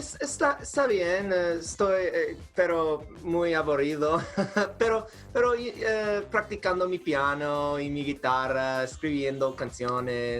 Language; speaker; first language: Spanish; non-native, learner; English